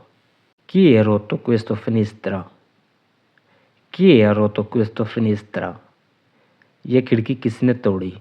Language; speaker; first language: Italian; non-native, learner; Urdu